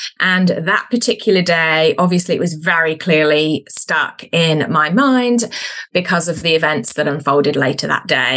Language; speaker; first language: English; native; English